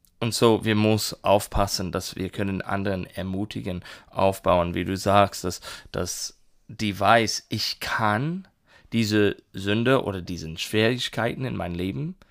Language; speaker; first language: German; non-native, learner; English